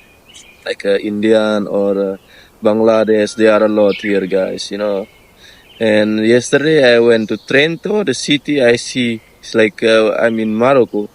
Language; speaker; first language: English; non-native, learner; Indonesian